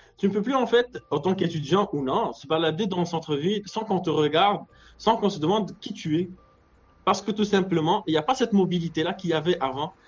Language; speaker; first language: French; non-native, local second language; Arabic